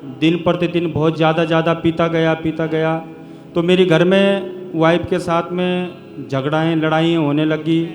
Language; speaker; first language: Hindi; early bilingual, other home language; Nepali